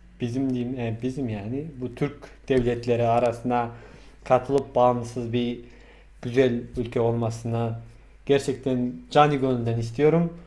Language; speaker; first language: Turkish; non-native, fluent; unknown